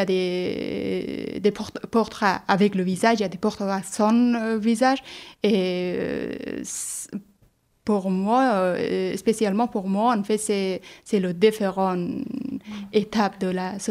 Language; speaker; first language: French; non-native, learner; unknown